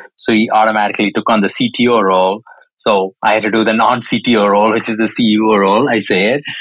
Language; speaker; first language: English; non-native, local second language; Tamil